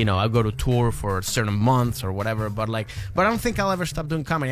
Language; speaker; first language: English; native; English